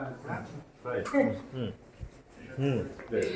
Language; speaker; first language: English; non-native, local second language; Bodo